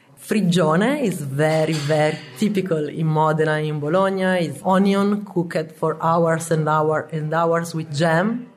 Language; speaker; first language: English; non-native, learner; Italian